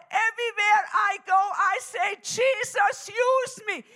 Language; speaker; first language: English; non-native, fluent; German